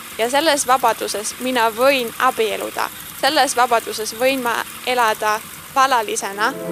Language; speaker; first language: Estonian; non-native, fluent; German